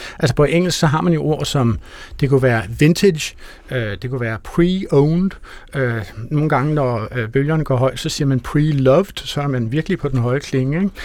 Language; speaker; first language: Danish; native; Danish